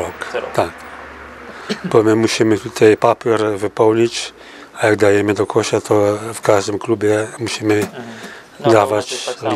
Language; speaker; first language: Polish; early bilingual, heritage; Polish